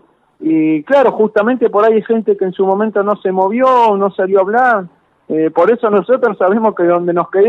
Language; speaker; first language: Spanish; native; Spanish